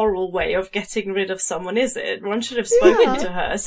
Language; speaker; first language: English; non-native, fluent; German